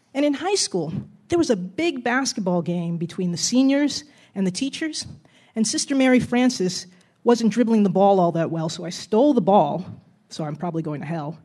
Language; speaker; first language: English; native; English